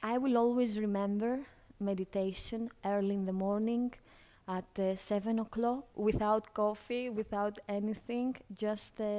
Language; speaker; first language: English; non-native, fluent; Greek